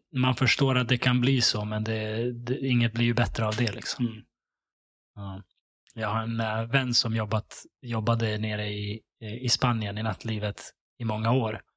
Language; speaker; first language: Swedish; early bilingual, other home language; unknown